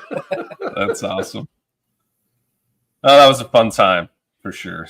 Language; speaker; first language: English; native; English